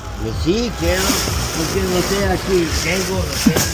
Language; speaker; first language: Spanish; non-native, learner; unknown